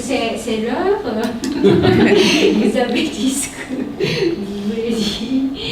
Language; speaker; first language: French; non-native, fluent; Japanese